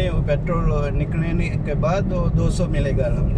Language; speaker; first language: Hindi; non-native, learner; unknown